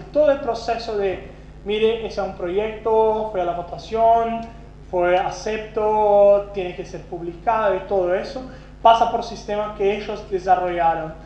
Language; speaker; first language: Spanish; non-native, fluent; Portuguese